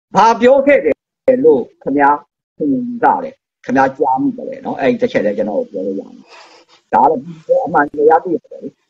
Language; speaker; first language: Burmese; native; Burmese